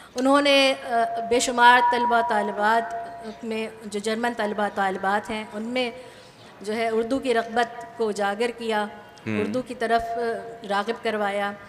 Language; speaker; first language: Urdu; native; Urdu